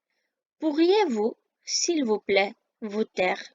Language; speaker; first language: French; non-native, fluent; Armenian